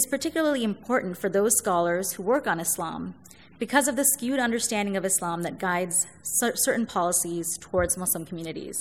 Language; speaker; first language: English; native; English